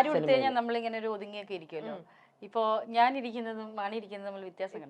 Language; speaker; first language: Malayalam; native; Malayalam